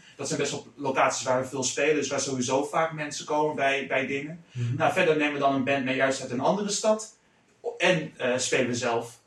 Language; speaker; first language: Dutch; native; Dutch